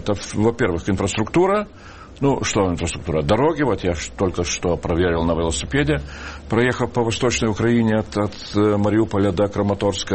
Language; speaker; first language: Russian; non-native, local second language; Lithuanian